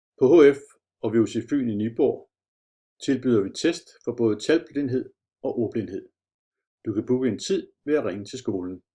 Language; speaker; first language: Danish; native; Danish